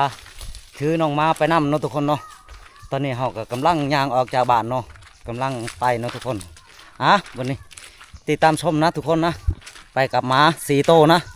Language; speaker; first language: Thai; non-native, local second language; Northeastern Thai